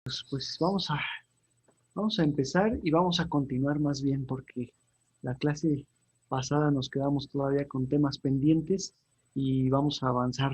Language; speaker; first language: Spanish; native; Spanish